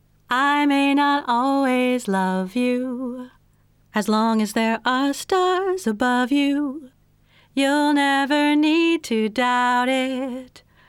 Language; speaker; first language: English; native; English